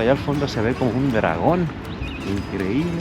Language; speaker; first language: Spanish; native; Spanish